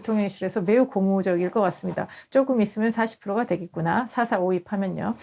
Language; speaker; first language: Korean; native; Korean